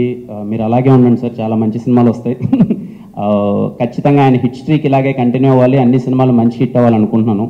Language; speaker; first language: Telugu; native; Telugu